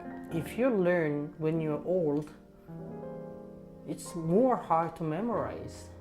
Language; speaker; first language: English; non-native, fluent; Korean